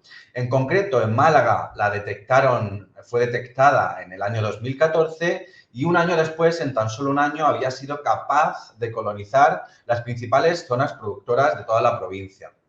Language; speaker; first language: Spanish; native; Spanish